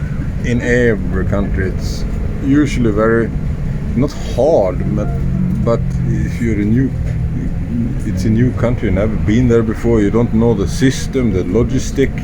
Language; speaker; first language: English; non-native, fluent; Swedish